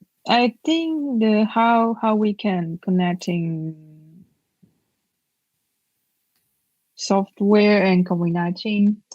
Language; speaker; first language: English; non-native, learner; Chinese